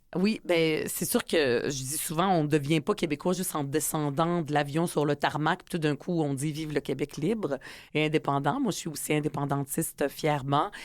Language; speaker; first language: French; early bilingual, other home language; Arabic